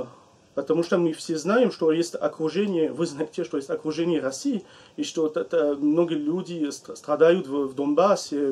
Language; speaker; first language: Russian; non-native, learner; French